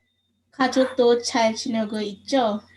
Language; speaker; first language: Korean; non-native, learner; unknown